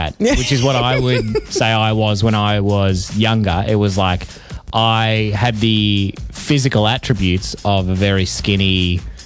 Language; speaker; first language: English; native; English